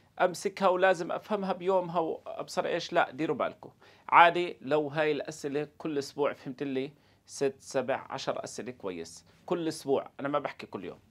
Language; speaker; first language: Arabic; native; Arabic